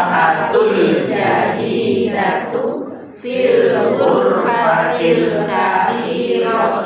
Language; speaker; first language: Arabic; non-native, learner; Indonesian